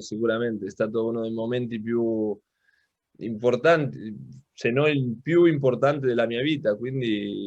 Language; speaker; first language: Italian; non-native, local second language; Spanish